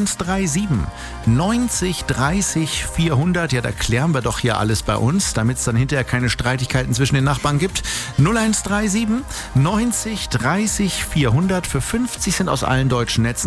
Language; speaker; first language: German; native; German